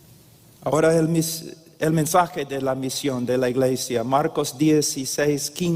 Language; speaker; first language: Spanish; non-native, fluent; English